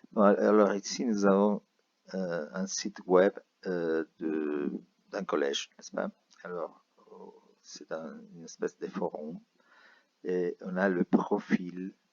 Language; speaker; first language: French; non-native, fluent; Spanish